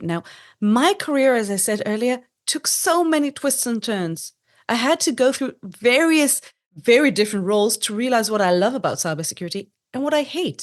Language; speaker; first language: English; non-native, fluent; Hebrew